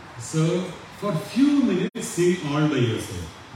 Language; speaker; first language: English; non-native, local second language; Malayalam